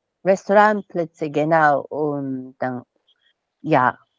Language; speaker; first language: German; non-native, fluent; Japanese